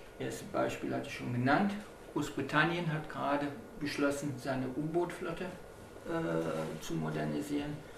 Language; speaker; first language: German; native; German